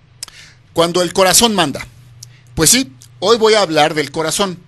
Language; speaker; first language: Spanish; native; Spanish